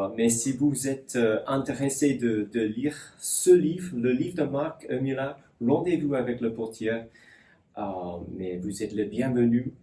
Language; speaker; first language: French; non-native, fluent; English